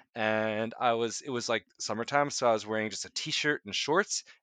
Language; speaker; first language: English; native; English